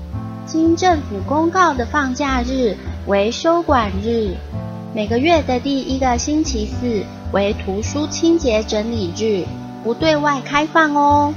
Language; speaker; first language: Chinese; native; Chinese